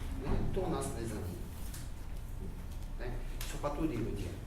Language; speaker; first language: Slovenian; early bilingual, heritage; Arabic